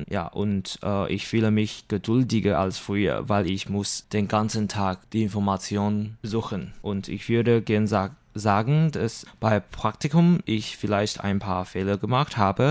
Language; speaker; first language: German; non-native, learner; Chinese